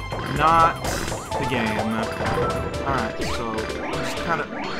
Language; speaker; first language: English; native; English